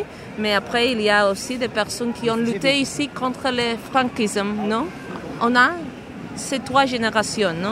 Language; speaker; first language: French; non-native, fluent; Spanish